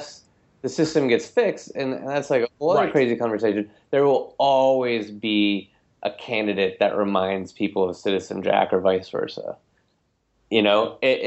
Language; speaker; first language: English; native; English